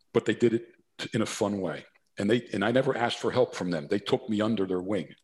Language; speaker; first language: English; native; English